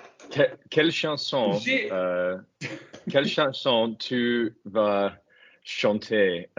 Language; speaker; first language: French; non-native, learner; English